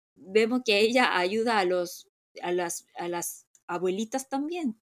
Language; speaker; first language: Spanish; non-native, fluent; Korean